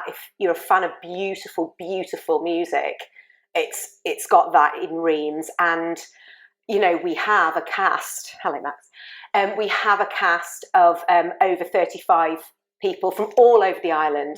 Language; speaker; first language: English; native; English